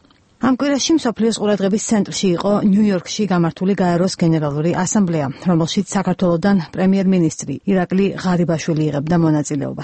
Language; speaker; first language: Georgian; native; Georgian